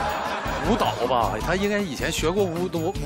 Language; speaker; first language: Chinese; native; Chinese